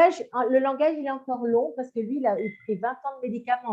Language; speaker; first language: French; native; French